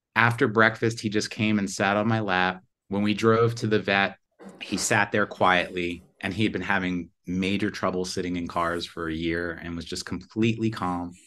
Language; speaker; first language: English; native; English